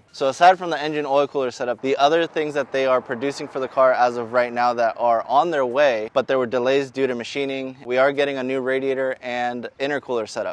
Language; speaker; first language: English; native; English